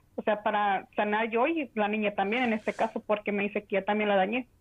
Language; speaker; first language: Spanish; native; Spanish